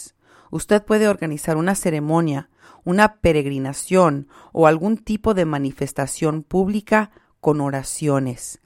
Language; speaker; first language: Spanish; native; Spanish